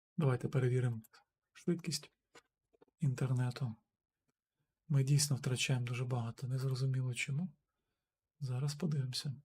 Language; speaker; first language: Ukrainian; native; Ukrainian